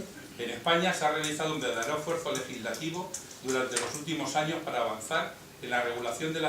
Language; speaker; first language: Spanish; native; Spanish